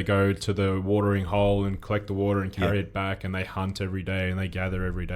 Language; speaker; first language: English; native; English